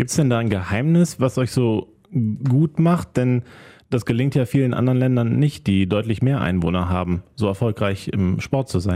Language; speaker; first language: German; native; German